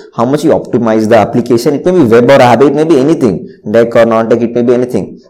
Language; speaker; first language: English; non-native, local second language; Telugu